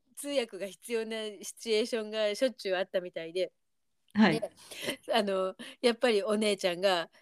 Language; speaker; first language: Japanese; native; Japanese